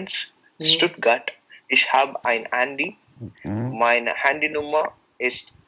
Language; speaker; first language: German; non-native, learner; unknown